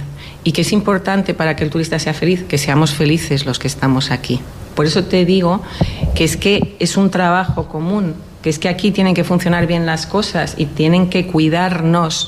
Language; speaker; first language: Spanish; native; Spanish